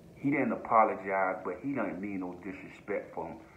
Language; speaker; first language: English; native; English